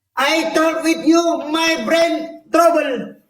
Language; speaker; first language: English; non-native, learner; Indonesian